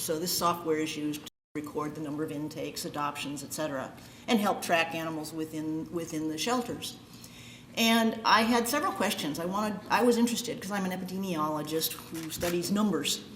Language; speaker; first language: English; native; English